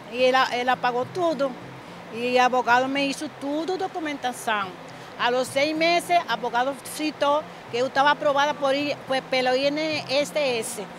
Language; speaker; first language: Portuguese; non-native, learner; Spanish